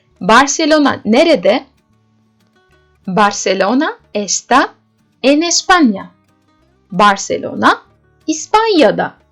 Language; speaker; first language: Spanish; non-native, learner; Turkish